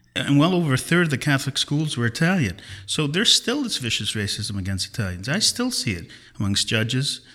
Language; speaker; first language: English; early bilingual, other home language; Italian